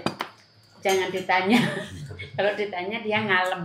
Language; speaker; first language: Indonesian; non-native, local second language; Javanese